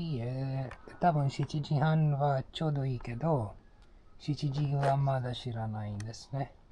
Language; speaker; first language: Japanese; non-native, learner; English